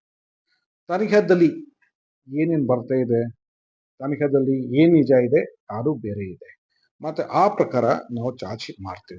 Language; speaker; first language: Kannada; non-native, fluent; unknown